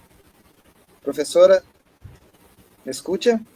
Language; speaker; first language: Spanish; non-native, learner; Portuguese